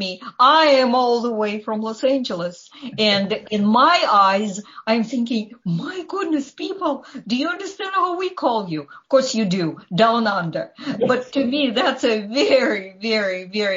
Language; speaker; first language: English; non-native, fluent; Ukrainian